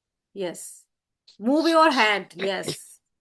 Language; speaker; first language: English; non-native, learner; Hindi